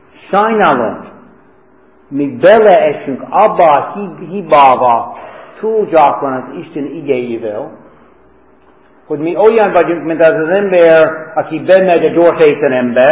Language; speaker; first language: Hungarian; early bilingual, heritage; Hungarian